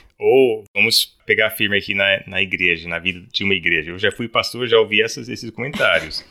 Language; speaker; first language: Portuguese; early bilingual, other home language; English